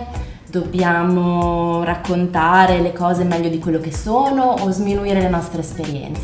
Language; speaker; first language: Italian; native; Italian